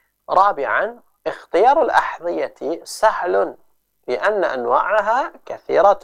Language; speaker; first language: Arabic; non-native, fluent; Indonesian